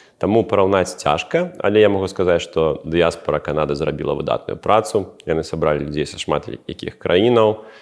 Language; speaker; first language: Belarusian; non-native, local second language; Russian